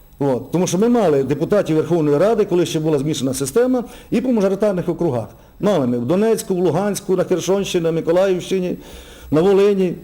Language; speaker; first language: Ukrainian; native; Ukrainian